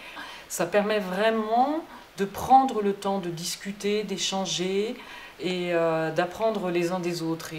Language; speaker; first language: French; native; French